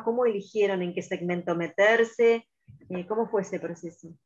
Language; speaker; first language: Spanish; native; Spanish